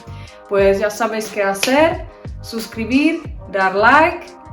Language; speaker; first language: Spanish; non-native, fluent; Czech